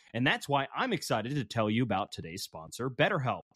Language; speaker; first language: English; native; English